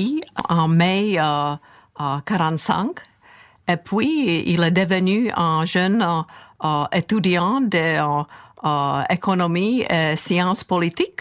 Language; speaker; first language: French; non-native, fluent; Czech